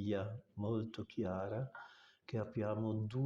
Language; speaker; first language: Italian; non-native, local second language; German